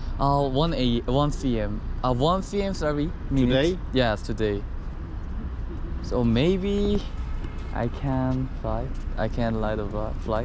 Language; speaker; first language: English; non-native, learner; Korean